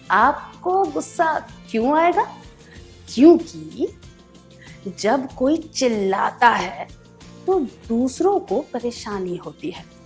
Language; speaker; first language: Hindi; native; Hindi